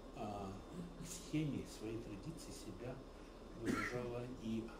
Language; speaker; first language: Russian; early bilingual, heritage; Russian